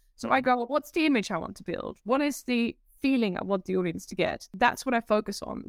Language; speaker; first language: English; non-native, fluent; Dutch